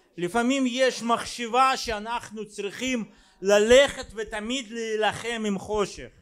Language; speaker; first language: Hebrew; non-native, fluent; Russian